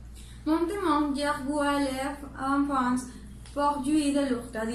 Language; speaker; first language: French; non-native, learner; Spanish